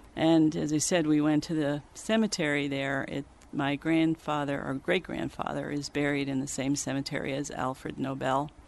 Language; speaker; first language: English; early bilingual, other home language; Swedish